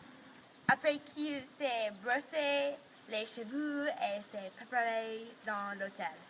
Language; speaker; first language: French; non-native, learner; English